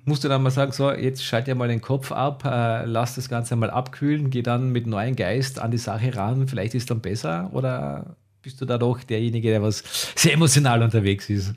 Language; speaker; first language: German; native; German